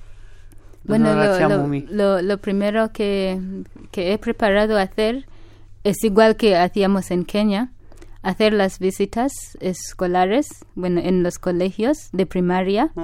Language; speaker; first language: Spanish; non-native, fluent; Ganda